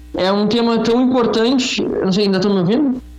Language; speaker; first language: Portuguese; native; Portuguese